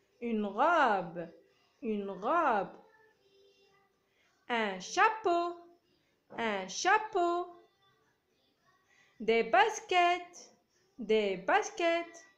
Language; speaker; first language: French; non-native, local second language; Arabic